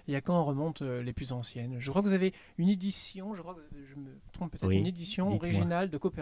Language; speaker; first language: French; native; French